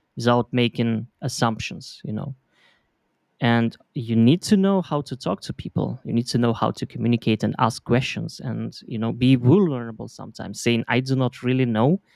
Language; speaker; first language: English; non-native, fluent; Belarusian